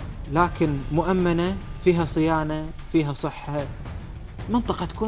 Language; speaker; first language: Arabic; native; Arabic